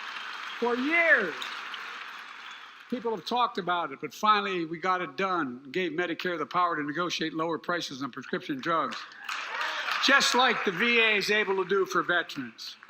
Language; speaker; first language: English; native; English